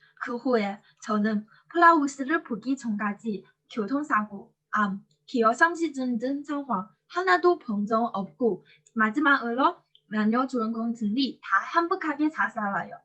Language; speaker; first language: Korean; non-native, learner; Chinese